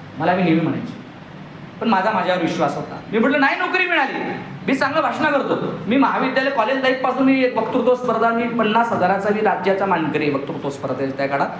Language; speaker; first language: Marathi; native; Marathi